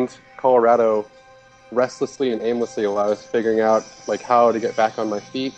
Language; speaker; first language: English; native; English